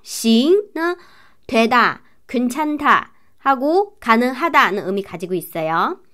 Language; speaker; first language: Korean; non-native, fluent; Chinese